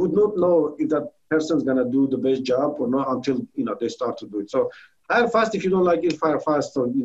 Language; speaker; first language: English; non-native, fluent; Armenian